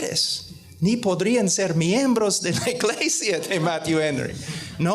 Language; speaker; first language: Spanish; non-native, fluent; English